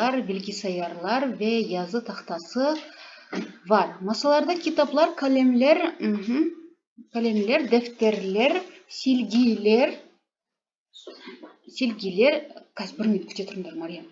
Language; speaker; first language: Turkish; non-native, fluent; Kazakh